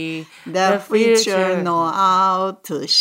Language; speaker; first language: English; non-native, learner; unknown